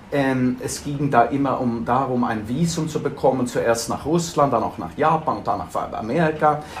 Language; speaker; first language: German; non-native, fluent; Swedish